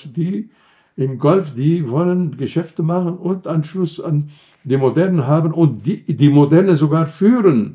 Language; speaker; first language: German; non-native, fluent; Arabic